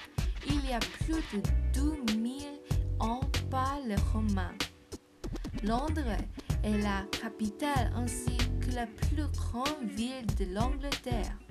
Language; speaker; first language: French; non-native, learner; English